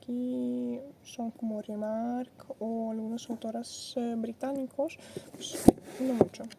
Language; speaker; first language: Spanish; non-native, fluent; Russian